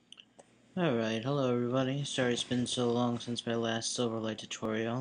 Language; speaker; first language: English; native; English